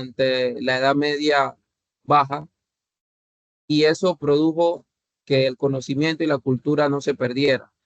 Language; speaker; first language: Spanish; native; Spanish